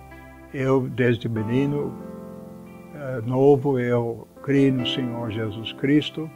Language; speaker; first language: Portuguese; non-native, fluent; English